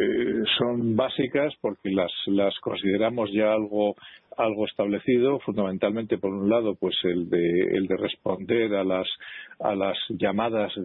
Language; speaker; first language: Spanish; native; Spanish